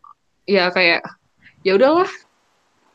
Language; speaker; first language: Indonesian; native; Indonesian